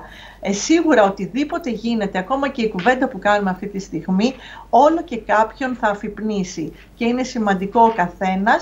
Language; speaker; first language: Greek; native; Greek